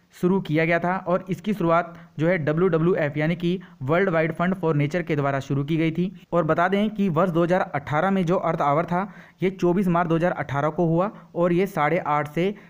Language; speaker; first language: Hindi; native; Hindi